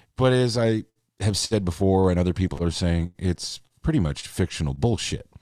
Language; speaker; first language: English; native; English